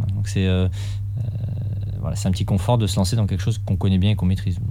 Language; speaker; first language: French; native; French